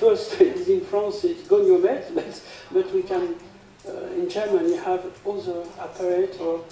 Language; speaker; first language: English; non-native, learner; French